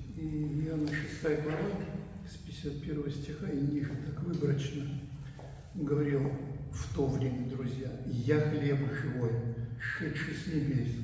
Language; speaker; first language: Russian; native; Russian